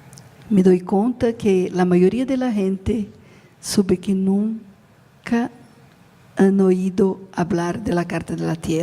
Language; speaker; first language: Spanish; non-native, learner; Portuguese